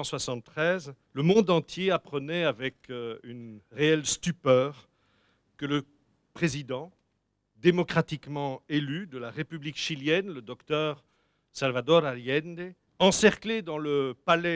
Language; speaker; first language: French; native; French